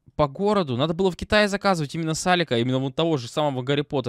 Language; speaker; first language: Russian; native; Russian